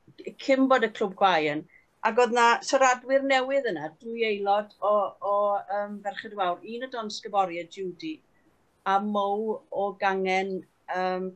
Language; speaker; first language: Welsh; native; Welsh